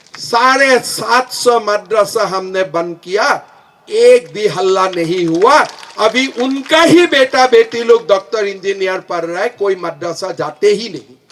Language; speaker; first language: Hindi; non-native, local second language; Assamese